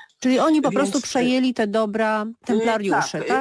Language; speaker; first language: Polish; native; Polish